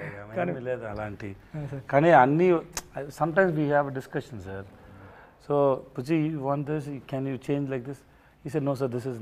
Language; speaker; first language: Telugu; non-native, local second language; Tamil